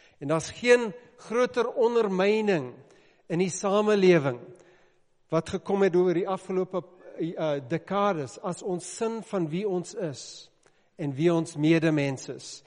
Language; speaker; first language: Afrikaans; non-native, local second language; English